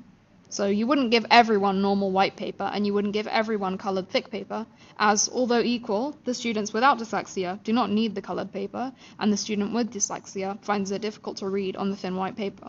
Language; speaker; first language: English; native; English